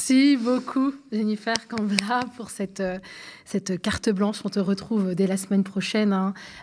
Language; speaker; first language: French; native; French